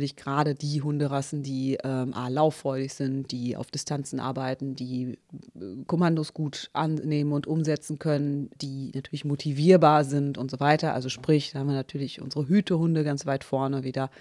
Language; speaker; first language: German; native; German